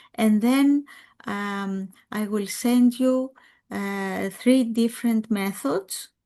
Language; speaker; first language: English; non-native, fluent; Greek